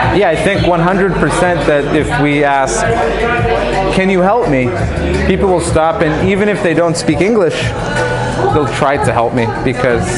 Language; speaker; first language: English; native; English